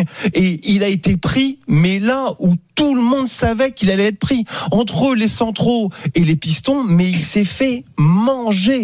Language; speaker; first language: French; native; French